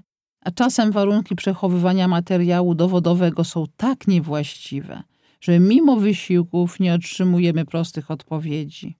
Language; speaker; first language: Polish; native; Polish